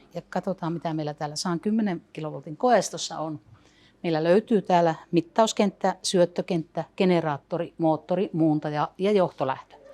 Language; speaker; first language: Finnish; native; Finnish